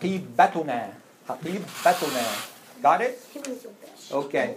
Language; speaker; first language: Arabic; non-native, fluent; English